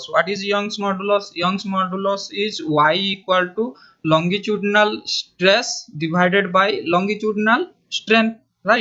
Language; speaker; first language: English; non-native, local second language; Hindi